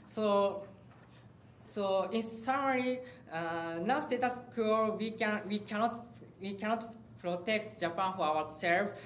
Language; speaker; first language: English; non-native, learner; Japanese